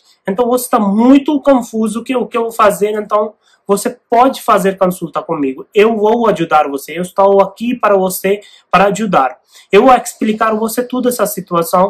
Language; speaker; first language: Portuguese; non-native, learner; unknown